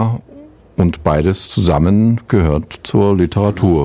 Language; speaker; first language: German; native; German